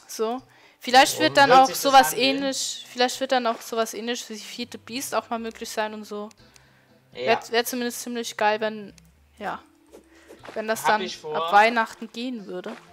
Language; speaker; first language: German; native; German